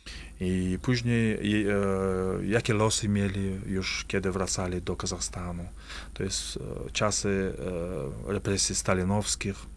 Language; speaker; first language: Polish; non-native, fluent; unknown